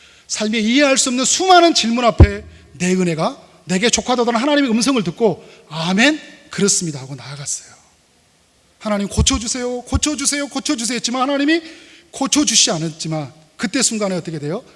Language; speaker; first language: Korean; native; Korean